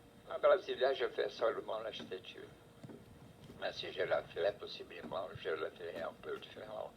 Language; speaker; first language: French; non-native, fluent; Portuguese